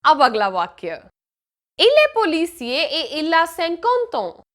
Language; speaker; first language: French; non-native, fluent; Hindi